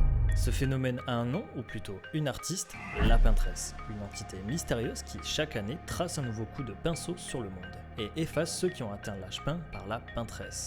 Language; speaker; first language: French; native; French